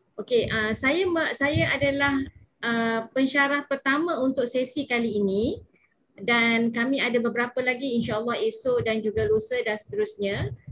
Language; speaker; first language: Malay; native; Malay